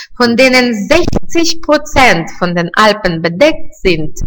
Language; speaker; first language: German; non-native, fluent; Russian